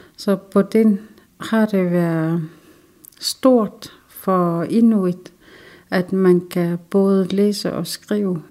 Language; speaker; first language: Danish; non-native, local second language; Kalaallisut